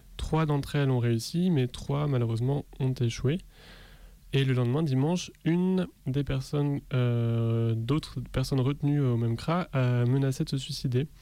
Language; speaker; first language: French; native; French